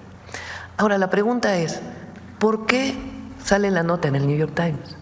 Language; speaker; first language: Spanish; native; Spanish